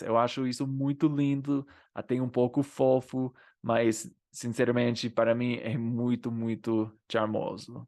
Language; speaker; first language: Portuguese; non-native, fluent; English